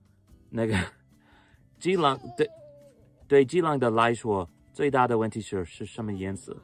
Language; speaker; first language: Chinese; non-native, fluent; English